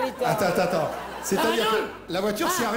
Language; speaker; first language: French; native; French